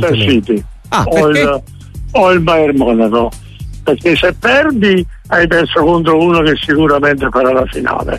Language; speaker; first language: Italian; native; Italian